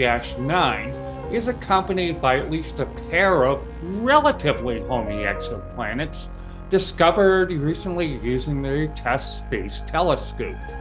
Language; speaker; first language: English; native; English